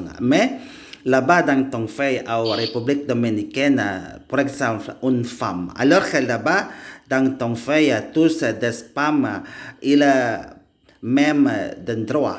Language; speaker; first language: French; non-native, learner; Indonesian